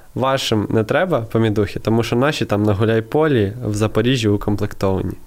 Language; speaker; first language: Ukrainian; non-native, local second language; Russian